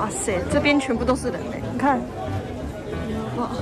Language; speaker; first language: Chinese; early bilingual, heritage; Japanese